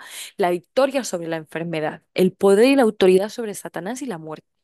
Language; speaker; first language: Spanish; native; Spanish